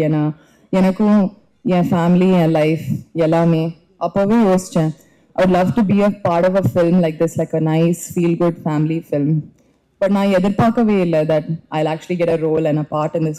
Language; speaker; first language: Tamil; non-native, learner; English